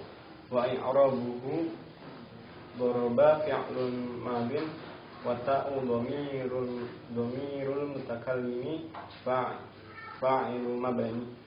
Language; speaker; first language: Arabic; non-native, learner; Indonesian